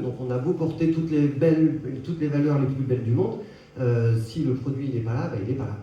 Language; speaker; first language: French; native; French